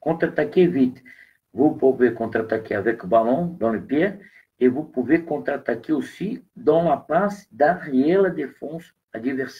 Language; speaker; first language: French; non-native, learner; Portuguese